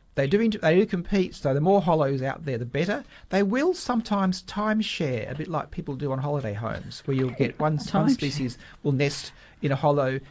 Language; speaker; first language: English; native; English